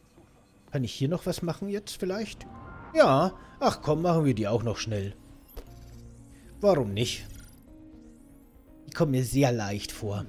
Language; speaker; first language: German; native; German